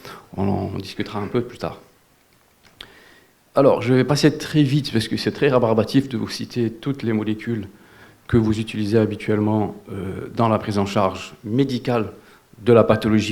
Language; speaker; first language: French; non-native, local second language; Wolof